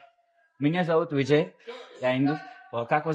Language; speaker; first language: Russian; non-native, learner; Telugu